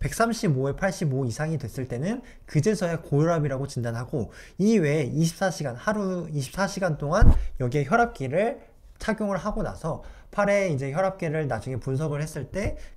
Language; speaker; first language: Korean; native; Korean